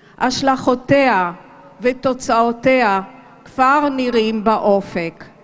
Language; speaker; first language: Hebrew; early bilingual, other home language; Romanian